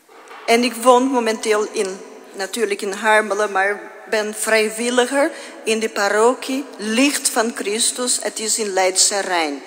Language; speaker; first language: Dutch; non-native, fluent; Portuguese